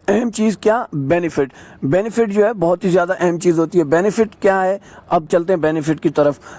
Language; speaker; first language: Urdu; non-native, local second language; Sindhi